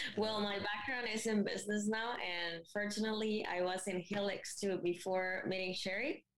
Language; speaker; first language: English; non-native, fluent; Spanish